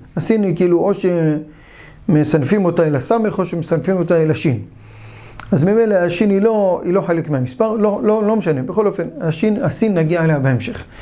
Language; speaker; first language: Hebrew; native; Hebrew